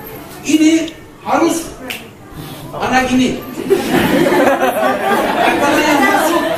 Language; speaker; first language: Indonesian; non-native, learner; Turkish